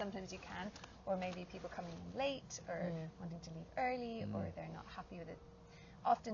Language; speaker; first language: English; native; English